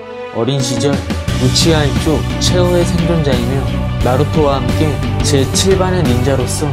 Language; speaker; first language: Korean; native; Korean